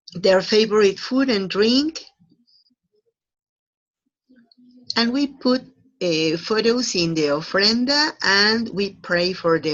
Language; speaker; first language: English; non-native, fluent; Spanish